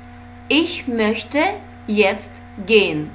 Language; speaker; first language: German; non-native, fluent; Russian